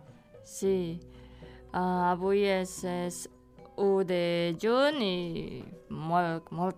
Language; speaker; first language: Catalan; non-native, learner; Indonesian